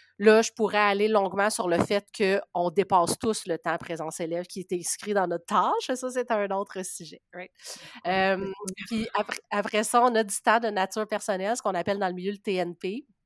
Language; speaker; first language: French; native; French